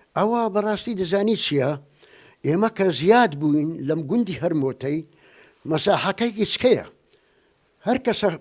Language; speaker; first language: Central Kurdish; non-native, local second language; Assyrian Neo-Aramaic